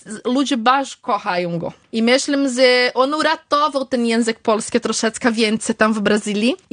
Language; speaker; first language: Polish; early bilingual, heritage; Portuguese